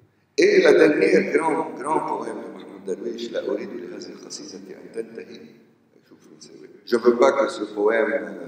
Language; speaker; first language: French; non-native, local second language; Arabic